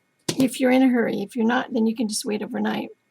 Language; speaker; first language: English; native; English